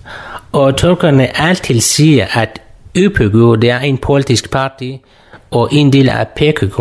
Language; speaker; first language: Danish; non-native, learner; Kurdish